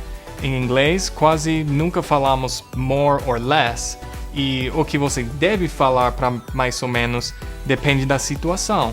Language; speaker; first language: Portuguese; non-native, fluent; English